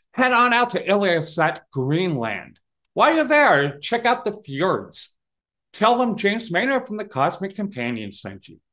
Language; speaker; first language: English; native; English